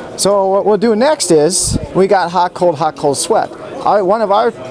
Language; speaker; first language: English; native; English